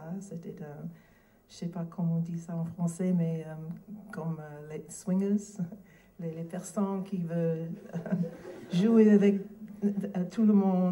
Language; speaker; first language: French; non-native, learner; English